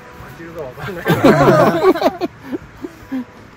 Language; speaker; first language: Japanese; native; Japanese